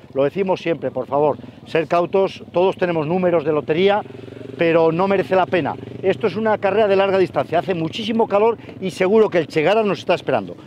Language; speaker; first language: Spanish; native; Spanish